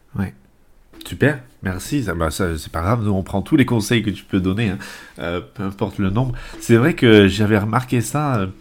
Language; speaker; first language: French; native; French